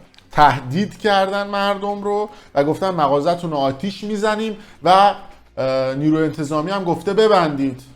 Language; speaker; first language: Persian; native; Persian